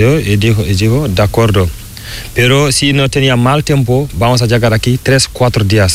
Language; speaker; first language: Spanish; non-native, learner; Fula